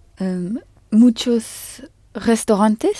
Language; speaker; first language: Spanish; non-native, learner; French